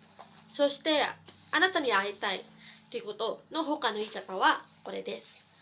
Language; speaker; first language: Japanese; non-native, fluent; Filipino